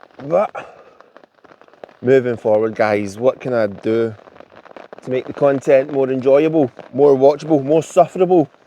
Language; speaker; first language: English; native; English